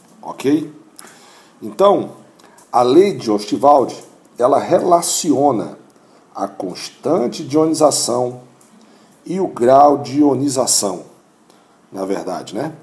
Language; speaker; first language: Portuguese; native; Portuguese